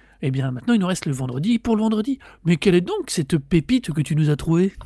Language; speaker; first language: French; native; French